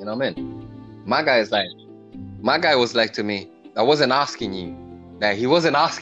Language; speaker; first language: English; native; English